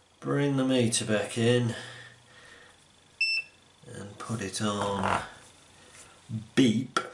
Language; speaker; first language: English; native; English